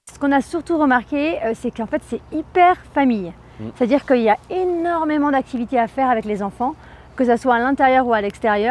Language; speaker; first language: French; native; French